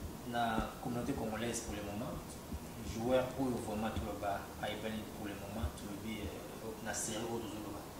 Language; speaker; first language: French; non-native, local second language; Lingala